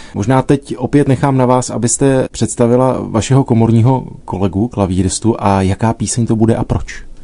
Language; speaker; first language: Czech; native; Czech